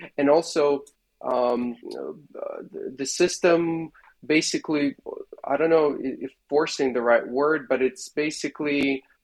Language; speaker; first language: English; non-native, fluent; Russian